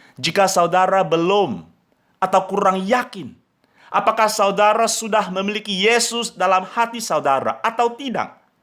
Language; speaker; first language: Indonesian; non-native, fluent; English